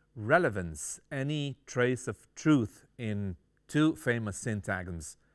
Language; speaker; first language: English; non-native, fluent; Romanian